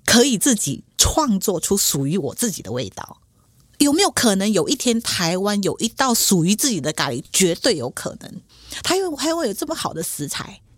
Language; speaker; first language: Chinese; native; Chinese